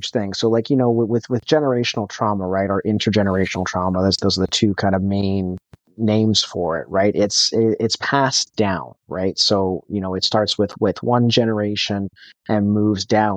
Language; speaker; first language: English; native; English